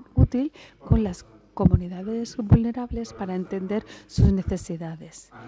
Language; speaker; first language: Spanish; non-native, fluent; English